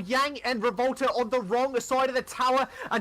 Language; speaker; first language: English; native; English